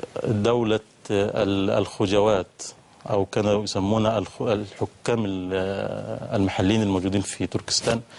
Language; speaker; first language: Arabic; native; Arabic